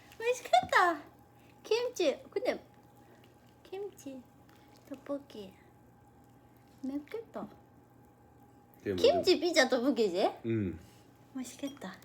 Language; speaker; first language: Korean; non-native, fluent; Japanese